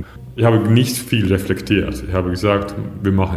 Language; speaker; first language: German; non-native, fluent; Latvian